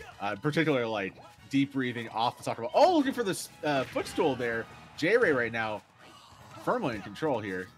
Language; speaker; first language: English; native; English